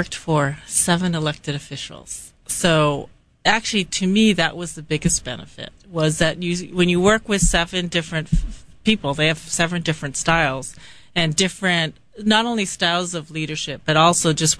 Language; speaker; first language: English; native; English